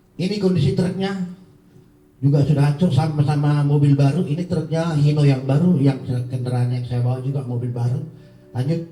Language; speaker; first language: Indonesian; native; Indonesian